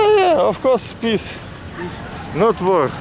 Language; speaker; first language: English; non-native, learner; Russian